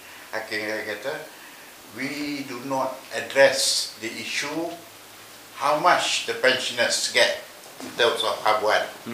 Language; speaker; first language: English; non-native, local second language; Malay